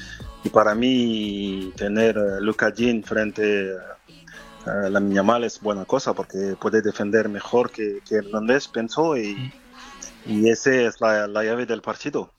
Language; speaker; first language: Spanish; non-native, fluent; French